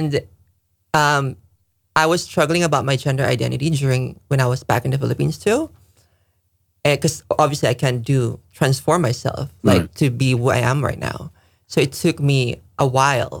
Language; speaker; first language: English; non-native, local second language; Filipino